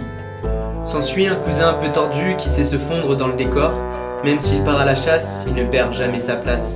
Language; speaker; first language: French; native; French